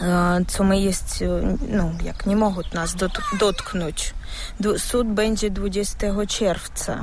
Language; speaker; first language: Polish; non-native, learner; Ukrainian